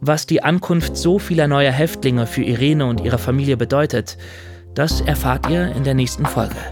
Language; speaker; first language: German; native; German